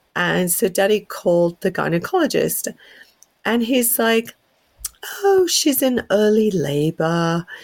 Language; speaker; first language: English; native; English